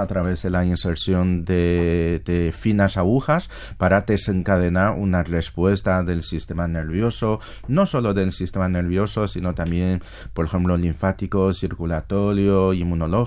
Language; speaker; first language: Spanish; non-native, fluent; Chinese